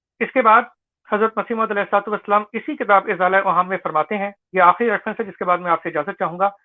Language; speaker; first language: Urdu; native; Urdu